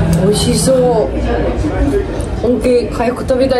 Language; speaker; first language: Japanese; non-native, fluent; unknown